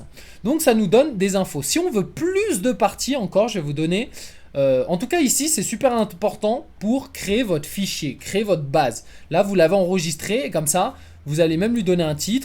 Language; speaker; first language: French; native; French